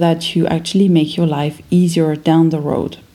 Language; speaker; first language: English; non-native, fluent; French